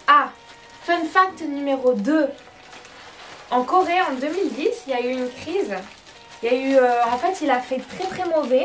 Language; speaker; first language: French; native; French